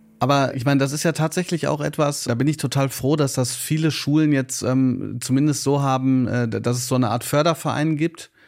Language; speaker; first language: German; native; German